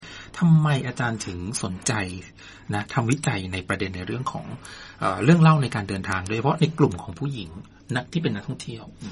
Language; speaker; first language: Thai; native; Thai